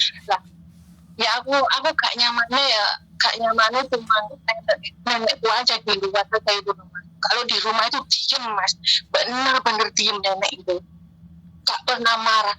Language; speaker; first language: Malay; non-native, local second language; Javanese